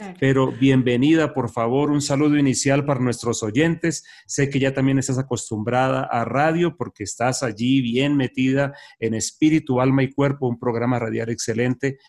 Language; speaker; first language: Spanish; native; Spanish